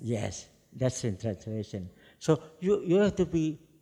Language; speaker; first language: English; non-native, fluent; Javanese